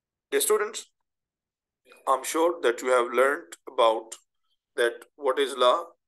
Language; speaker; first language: English; non-native, local second language; Urdu